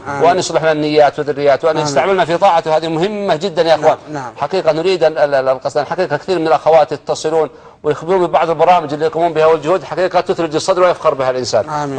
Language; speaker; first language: Arabic; native; Arabic